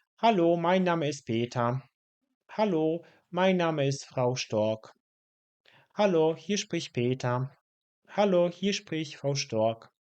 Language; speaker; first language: German; non-native, fluent; Polish